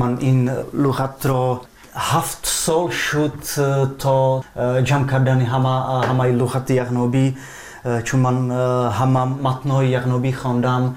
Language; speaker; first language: Tajik; non-native, fluent; Czech